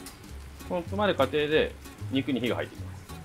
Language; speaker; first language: Japanese; native; Japanese